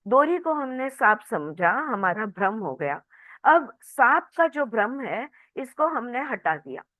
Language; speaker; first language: Hindi; non-native, local second language; Marathi